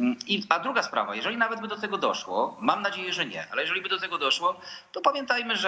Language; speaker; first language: Polish; native; Polish